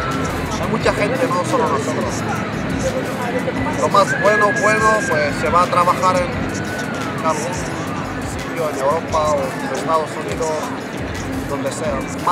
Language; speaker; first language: Spanish; non-native, fluent; Arabic